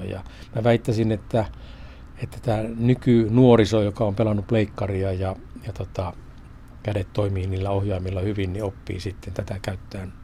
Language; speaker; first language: Finnish; native; Finnish